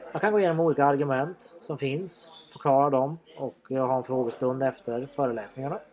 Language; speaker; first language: Swedish; native; Swedish